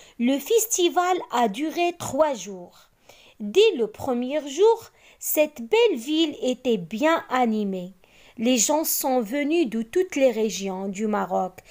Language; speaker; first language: French; non-native, local second language; Arabic